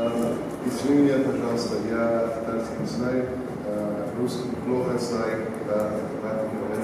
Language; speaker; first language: Russian; non-native, learner; Spanish